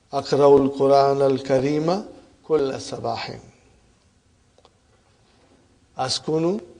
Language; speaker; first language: Arabic; non-native, fluent; English